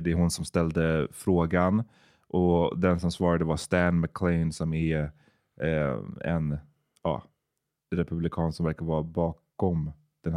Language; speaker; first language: Swedish; native; Swedish